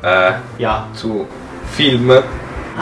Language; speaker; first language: German; non-native, local second language; Italian